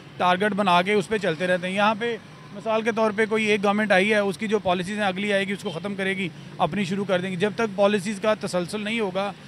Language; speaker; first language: Urdu; native; Urdu